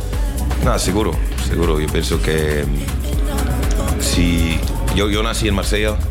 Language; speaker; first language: Spanish; non-native, learner; French